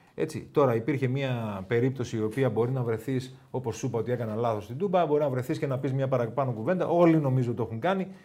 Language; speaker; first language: Greek; native; Greek